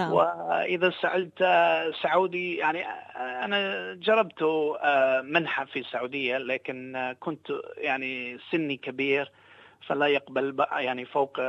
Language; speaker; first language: Arabic; non-native, fluent; English